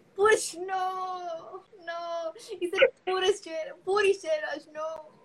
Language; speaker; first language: English; non-native, local second language; Tamil